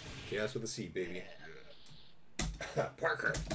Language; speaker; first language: English; native; English